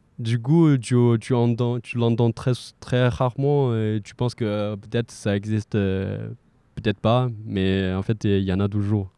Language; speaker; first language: French; non-native, fluent; Chinese